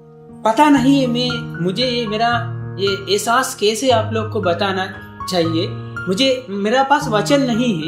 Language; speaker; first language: Hindi; non-native, learner; Sinhala